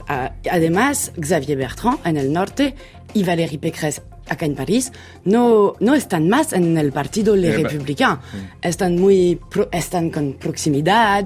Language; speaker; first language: Spanish; non-native, fluent; French